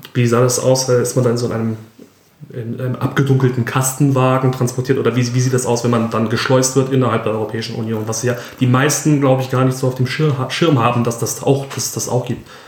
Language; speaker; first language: German; native; German